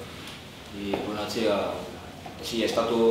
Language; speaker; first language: Italian; non-native, fluent; French